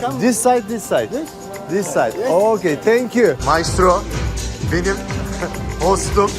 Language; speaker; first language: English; non-native, learner; Turkish